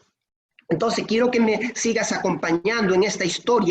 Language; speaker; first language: Spanish; native; Spanish